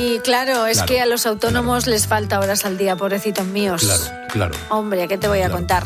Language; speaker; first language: Spanish; native; Spanish